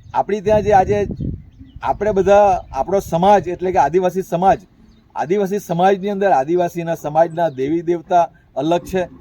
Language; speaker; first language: Gujarati; native; Gujarati